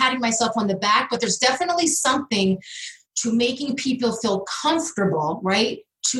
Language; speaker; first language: English; native; English